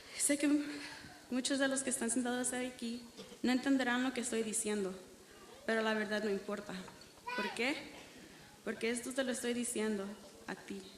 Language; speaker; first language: Spanish; early bilingual, other home language; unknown